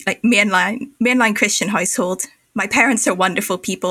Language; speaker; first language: English; native; English